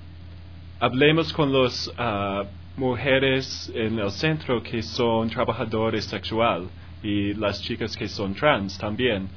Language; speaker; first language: Spanish; non-native, learner; English